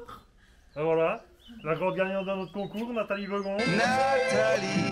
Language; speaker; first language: French; native; French